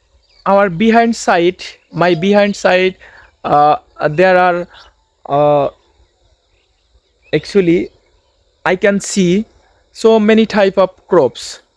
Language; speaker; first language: English; non-native, learner; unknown